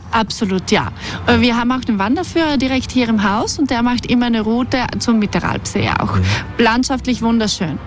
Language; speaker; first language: German; native; German